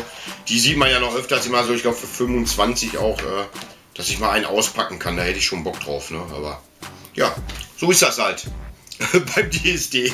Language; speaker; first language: German; native; German